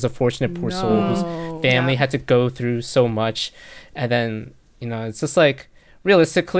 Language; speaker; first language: English; native; English